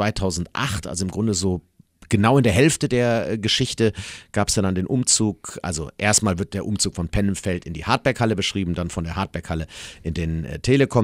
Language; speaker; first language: German; native; German